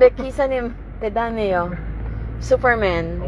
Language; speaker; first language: Korean; non-native, learner; Filipino